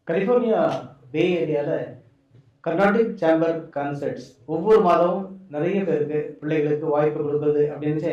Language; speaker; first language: Tamil; native; Tamil